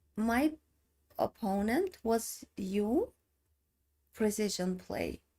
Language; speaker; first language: English; non-native, learner; Armenian